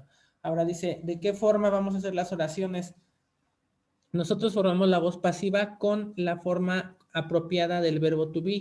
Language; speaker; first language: Spanish; native; Spanish